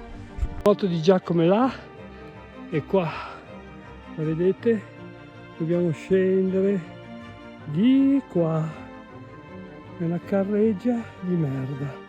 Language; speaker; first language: Italian; native; Italian